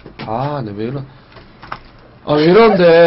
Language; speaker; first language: Korean; native; Korean